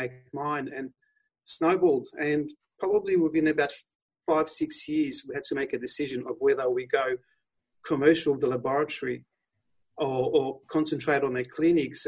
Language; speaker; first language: English; non-native, fluent; Polish